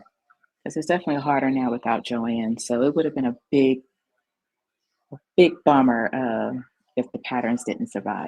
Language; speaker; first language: English; native; English